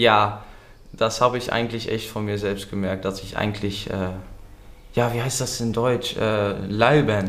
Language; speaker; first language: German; early bilingual, other home language; Dutch